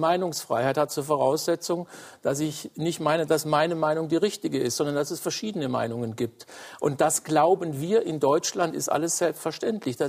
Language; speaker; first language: German; native; German